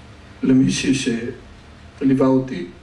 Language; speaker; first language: Hebrew; non-native, fluent; Spanish